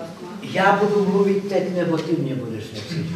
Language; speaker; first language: Czech; non-native, learner; Russian